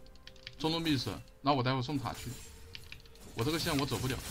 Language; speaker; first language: Chinese; native; Chinese